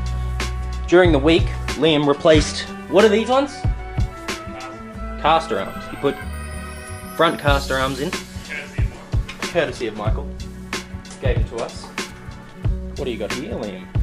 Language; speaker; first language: English; native; English